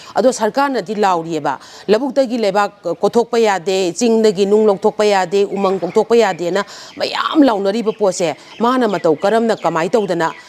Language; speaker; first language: Manipuri; native; Manipuri